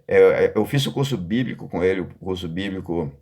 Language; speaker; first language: Portuguese; native; Portuguese